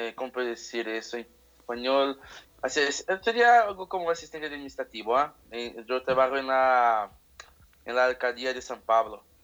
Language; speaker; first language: Spanish; non-native, learner; Portuguese